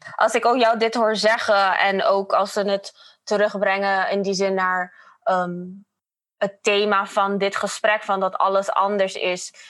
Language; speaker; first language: Dutch; non-native, fluent; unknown